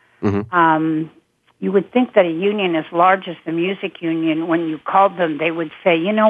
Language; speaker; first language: English; native; English